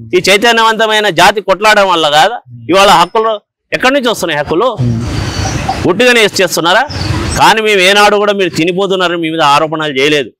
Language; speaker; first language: Telugu; non-native, local second language; Lambadi